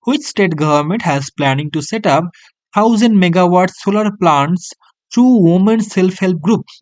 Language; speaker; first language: English; non-native, local second language; Bangla